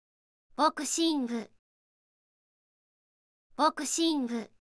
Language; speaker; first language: Japanese; native; Japanese